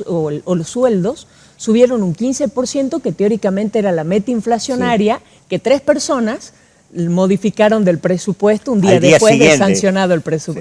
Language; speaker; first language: Spanish; native; Spanish